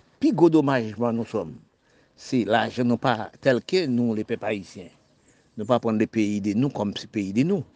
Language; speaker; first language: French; non-native, local second language; Haitian Creole